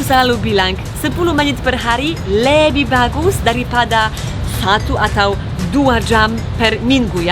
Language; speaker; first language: Indonesian; non-native, fluent; Polish